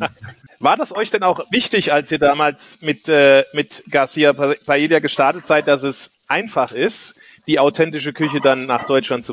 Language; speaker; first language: German; native; German